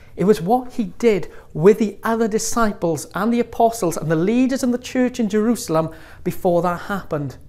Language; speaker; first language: English; native; English